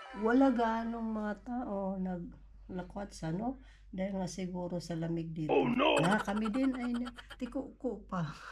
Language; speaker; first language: Filipino; non-native, local second language; Cebuano